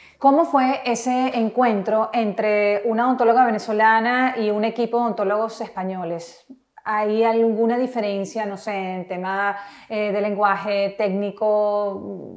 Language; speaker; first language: Spanish; native; Spanish